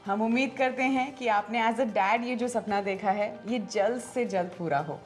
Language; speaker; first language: Hindi; native; Hindi